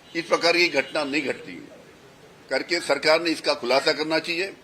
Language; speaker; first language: Hindi; non-native, local second language; Marathi